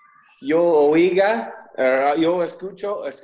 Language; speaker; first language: Spanish; non-native, learner; English